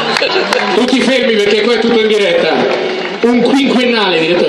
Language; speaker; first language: Italian; native; Italian